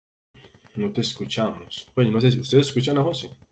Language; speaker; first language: Spanish; native; Spanish